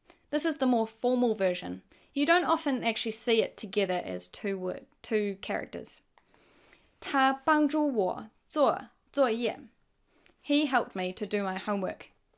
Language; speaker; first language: English; native; English